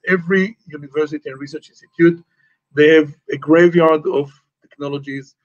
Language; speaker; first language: English; non-native, fluent; Hebrew